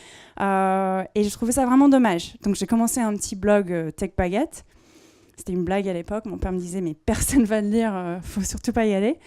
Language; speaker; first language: French; non-native, fluent; English